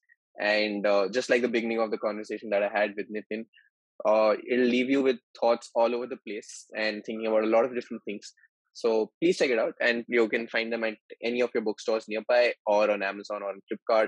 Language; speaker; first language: English; non-native, local second language; Hindi